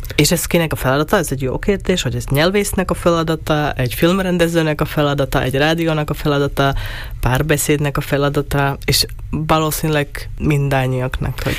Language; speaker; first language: Hungarian; non-native, local second language; Slovak